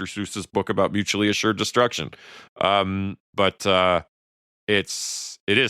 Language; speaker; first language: English; native; English